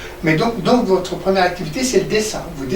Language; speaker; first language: French; native; French